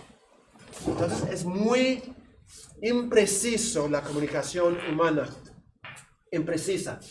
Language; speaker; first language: Spanish; non-native, fluent; English